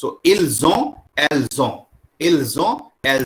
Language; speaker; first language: French; non-native, learner; Hindi